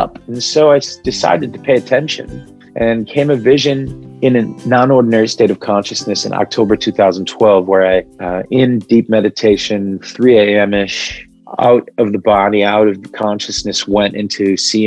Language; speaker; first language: English; early bilingual, other home language; Arabic